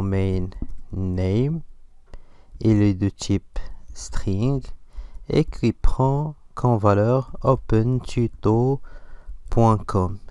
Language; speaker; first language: French; non-native, local second language; Arabic